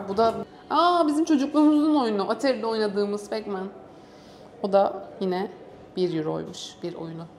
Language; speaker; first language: Turkish; native; Turkish